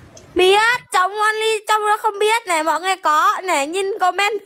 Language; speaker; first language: Vietnamese; non-native, learner; Javanese